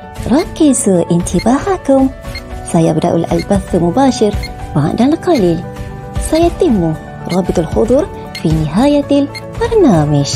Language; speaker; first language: Arabic; non-native, learner; Malay